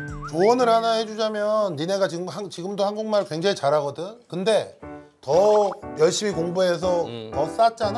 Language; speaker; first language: Korean; native; Korean